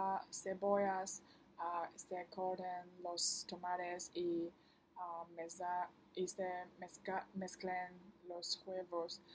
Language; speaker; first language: Spanish; non-native, learner; Chinese